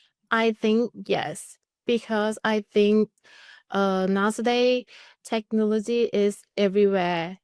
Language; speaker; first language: English; non-native, learner; Thai